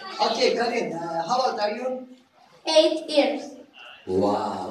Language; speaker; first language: English; non-native, learner; German